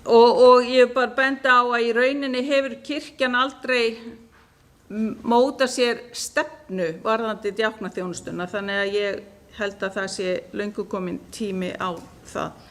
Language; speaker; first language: Icelandic; native; Icelandic